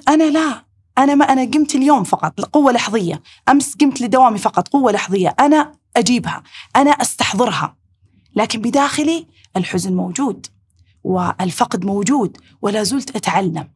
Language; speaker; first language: Arabic; native; Arabic